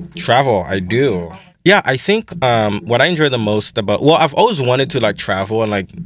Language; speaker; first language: English; non-native, fluent; Haitian Creole